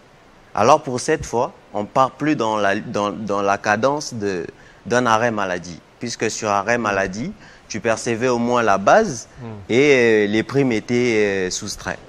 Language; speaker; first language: French; non-native, local second language; Lingala